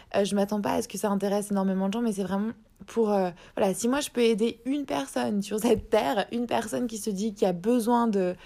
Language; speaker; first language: French; native; French